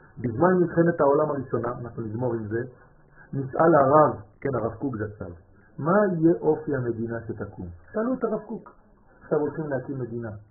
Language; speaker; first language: Hebrew; non-native, fluent; French